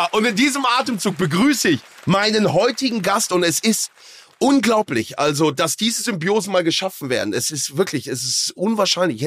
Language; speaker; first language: German; native; German